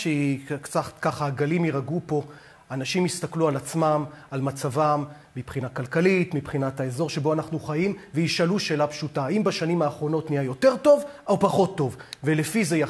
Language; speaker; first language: Hebrew; native; Hebrew